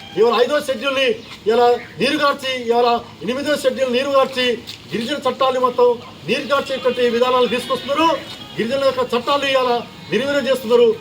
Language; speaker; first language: Telugu; non-native, local second language; Lambadi